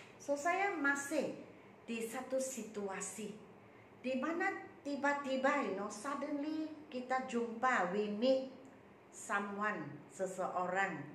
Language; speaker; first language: English; non-native, local second language; Malay